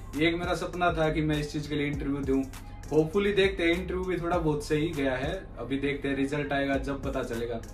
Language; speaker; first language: Hindi; native; Hindi